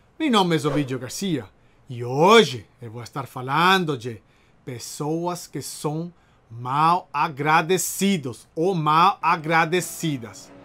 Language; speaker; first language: Portuguese; non-native, learner; Spanish